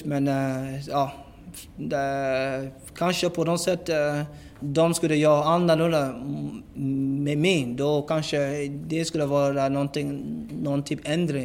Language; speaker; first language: Swedish; non-native, fluent; English